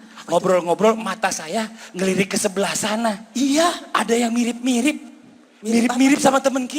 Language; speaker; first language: Indonesian; native; Indonesian